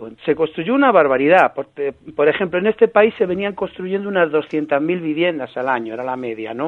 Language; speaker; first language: Spanish; native; Spanish